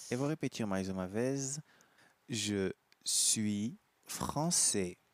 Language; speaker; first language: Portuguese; non-native, fluent; French